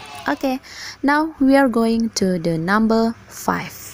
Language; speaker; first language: English; non-native, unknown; Indonesian